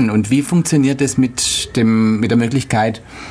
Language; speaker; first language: German; native; German